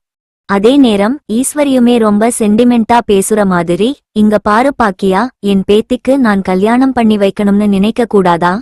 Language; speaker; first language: Tamil; native; Tamil